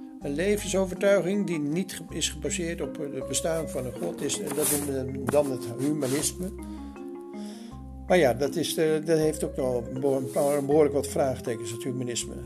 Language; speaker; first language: Dutch; native; Dutch